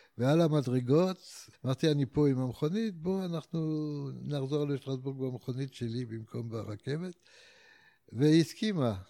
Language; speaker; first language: Hebrew; non-native, fluent; French